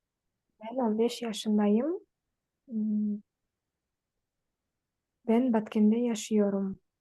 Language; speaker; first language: Turkish; non-native, learner; Kyrgyz